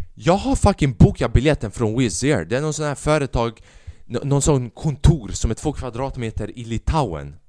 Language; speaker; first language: Swedish; early bilingual, other home language; Albanian